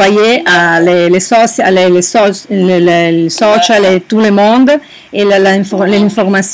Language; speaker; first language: French; non-native, learner; Italian